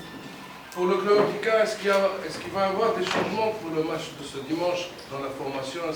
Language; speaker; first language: French; non-native, local second language; Arabic